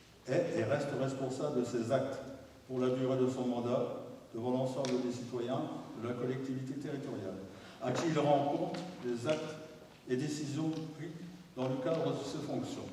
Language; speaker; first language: French; native; French